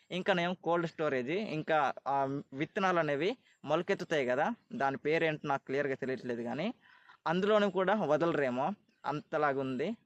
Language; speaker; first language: Telugu; native; Telugu